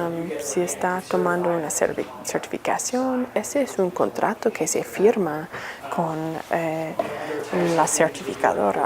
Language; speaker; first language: Spanish; non-native, fluent; English